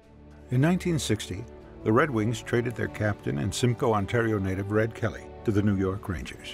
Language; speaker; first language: English; native; English